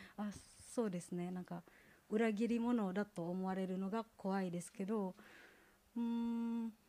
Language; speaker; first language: Japanese; non-native, fluent; Indonesian